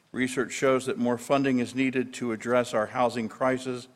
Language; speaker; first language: English; native; English